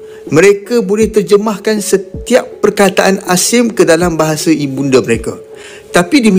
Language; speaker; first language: Malay; native; Malay